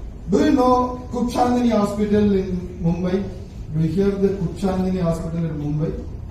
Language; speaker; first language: English; non-native, local second language; Tamil